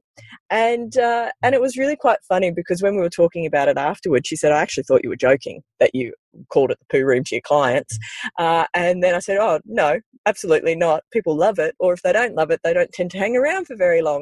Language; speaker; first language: English; native; English